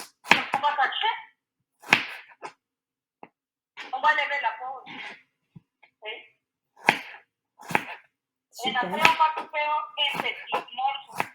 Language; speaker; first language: French; non-native, learner; Spanish